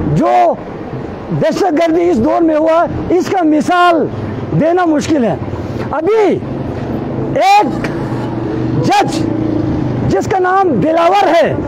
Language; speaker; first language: Urdu; non-native, local second language; Balti